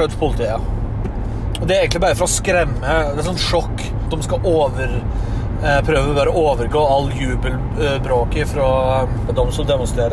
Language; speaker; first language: Norwegian; native; Norwegian